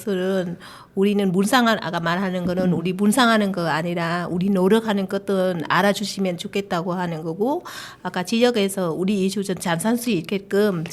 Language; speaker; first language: Korean; non-native, learner; Vietnamese